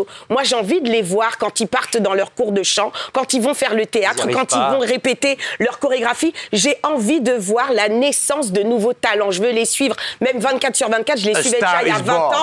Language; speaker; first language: French; native; French